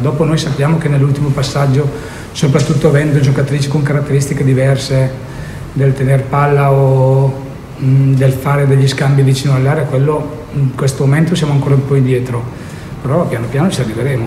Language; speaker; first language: Italian; native; Italian